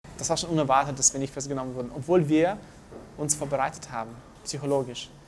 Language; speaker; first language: German; non-native, fluent; Russian